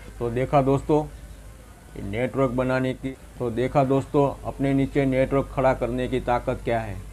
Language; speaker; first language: Hindi; non-native, local second language; Gujarati